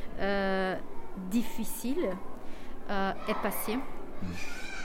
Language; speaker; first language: French; non-native, fluent; Italian